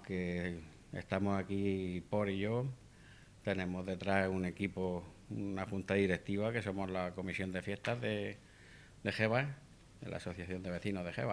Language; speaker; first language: Spanish; native; Spanish